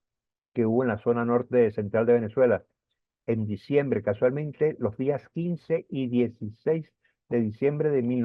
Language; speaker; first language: Spanish; native; Spanish